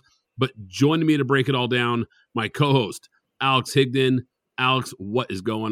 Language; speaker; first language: English; native; English